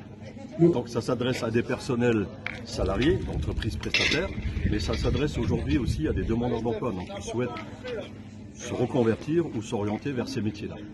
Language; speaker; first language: French; native; French